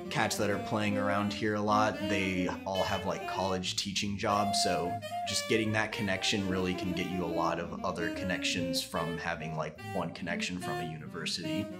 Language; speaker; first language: English; native; English